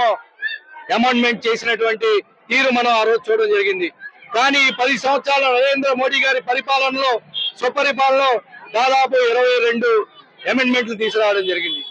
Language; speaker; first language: Telugu; native; Telugu